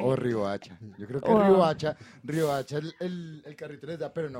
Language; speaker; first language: Spanish; native; Spanish